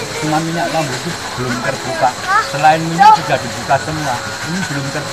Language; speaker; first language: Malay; non-native, local second language; Javanese